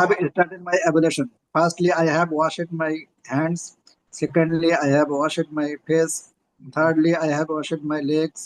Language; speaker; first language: English; non-native, learner; Bangla